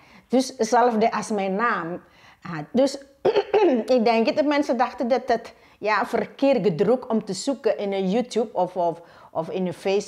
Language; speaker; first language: Dutch; non-native, learner; Indonesian